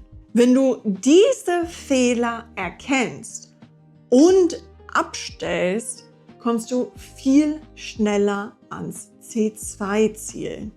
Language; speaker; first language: German; non-native, fluent; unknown